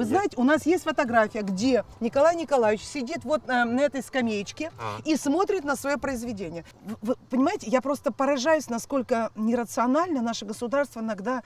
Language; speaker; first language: Russian; native; Russian